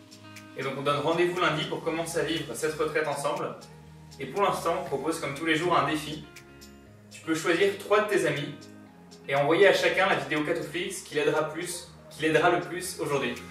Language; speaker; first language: French; native; French